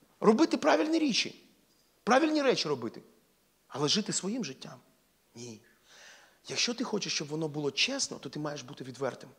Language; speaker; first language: Ukrainian; non-native, local second language; Russian